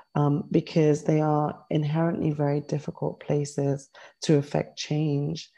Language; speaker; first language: English; native; English